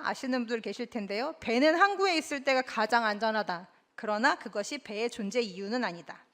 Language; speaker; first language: Korean; native; Korean